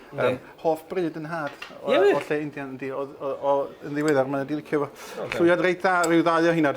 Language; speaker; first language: Welsh; native; Welsh